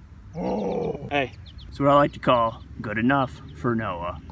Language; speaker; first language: English; native; English